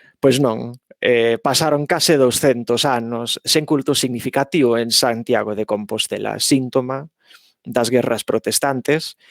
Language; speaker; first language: Galician; non-native, fluent; English